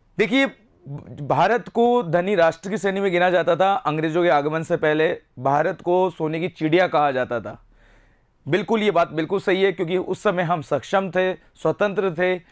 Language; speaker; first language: Hindi; native; Hindi